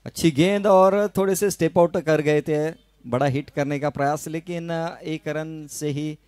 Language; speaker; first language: Hindi; non-native, local second language; Marathi